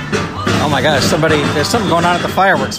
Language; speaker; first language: English; native; English